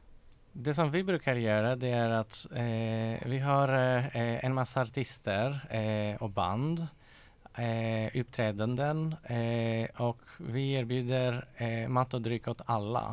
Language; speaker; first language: Swedish; non-native, fluent; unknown